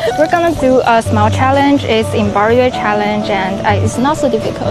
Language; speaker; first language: English; non-native, fluent; Chinese